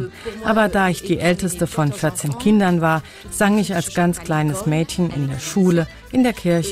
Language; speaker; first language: German; non-native, fluent; French